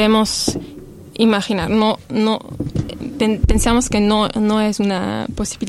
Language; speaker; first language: Spanish; non-native, learner; Italian